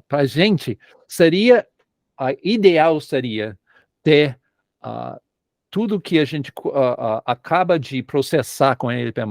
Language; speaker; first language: Portuguese; non-native, fluent; English